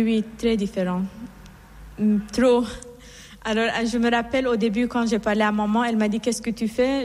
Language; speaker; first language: French; non-native, fluent; Assyrian Neo-Aramaic